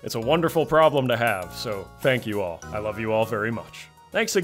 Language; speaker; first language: English; native; English